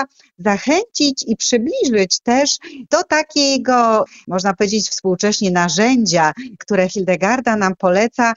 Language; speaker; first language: Polish; native; Polish